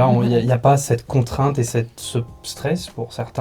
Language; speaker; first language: French; native; French